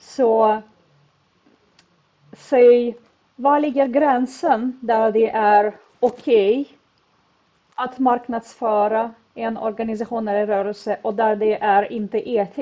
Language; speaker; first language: Swedish; non-native, fluent; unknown